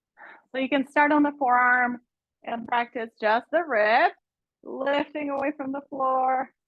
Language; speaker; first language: English; native; English